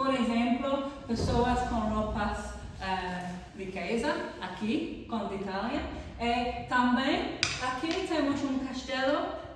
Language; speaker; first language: Portuguese; non-native, learner; English